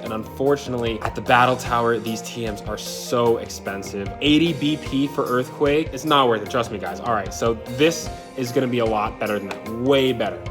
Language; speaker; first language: English; native; English